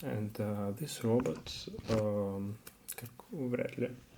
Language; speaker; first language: English; non-native, learner; Russian